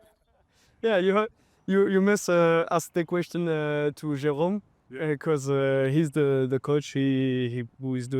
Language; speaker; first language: English; non-native, fluent; French